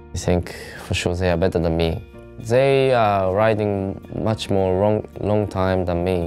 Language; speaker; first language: English; non-native, learner; Japanese